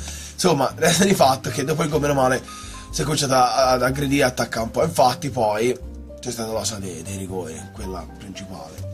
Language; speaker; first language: Italian; native; Italian